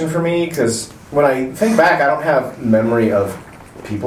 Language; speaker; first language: English; native; English